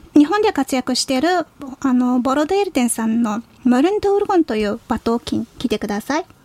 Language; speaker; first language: Japanese; non-native, fluent; Mongolian